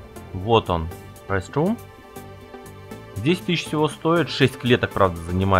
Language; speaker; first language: Russian; native; Russian